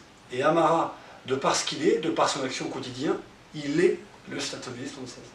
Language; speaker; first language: French; native; French